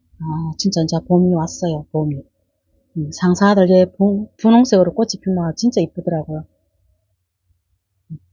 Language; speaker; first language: Korean; native; Korean